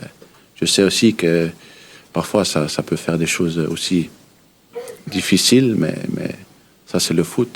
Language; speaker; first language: French; early bilingual, heritage; French